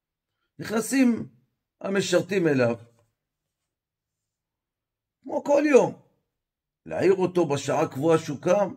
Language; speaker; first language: Hebrew; native; Hebrew